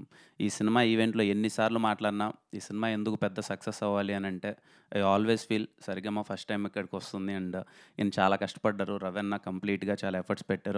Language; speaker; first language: Telugu; native; Telugu